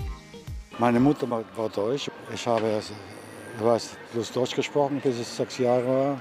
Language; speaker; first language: German; early bilingual, heritage; German